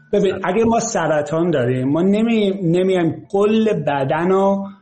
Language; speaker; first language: Persian; early bilingual, heritage; Persian